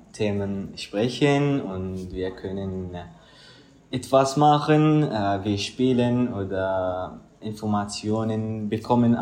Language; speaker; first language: German; non-native, learner; Arabic